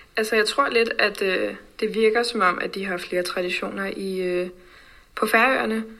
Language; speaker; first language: Danish; native; Danish